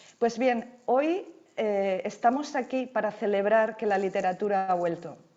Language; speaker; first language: Spanish; native; Spanish